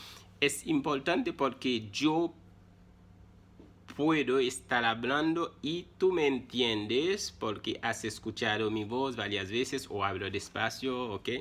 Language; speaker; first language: Spanish; non-native, fluent; Haitian Creole